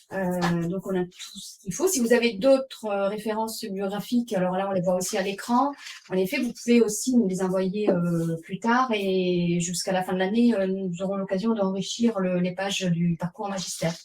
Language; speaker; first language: French; native; French